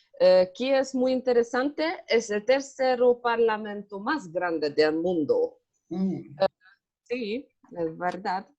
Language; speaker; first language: Spanish; non-native, learner; Hungarian